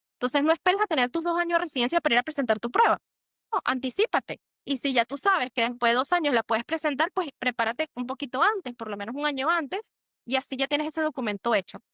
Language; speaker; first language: Spanish; native; Spanish